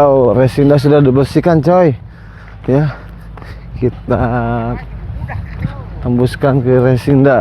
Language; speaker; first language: Indonesian; non-native, local second language; Sundanese